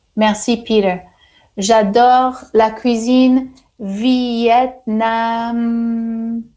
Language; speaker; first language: French; non-native, fluent; English